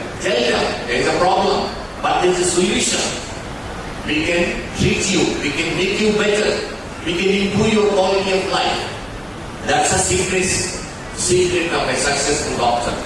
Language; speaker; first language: English; non-native, local second language; Telugu